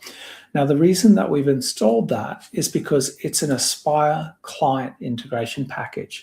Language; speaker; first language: English; native; English